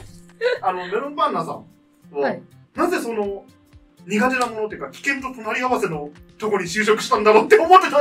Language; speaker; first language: Japanese; native; Japanese